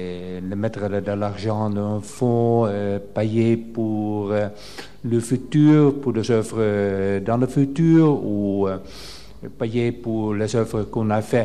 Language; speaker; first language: French; non-native, fluent; Dutch